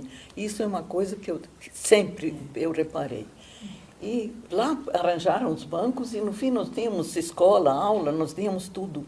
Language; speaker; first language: Portuguese; non-native, fluent; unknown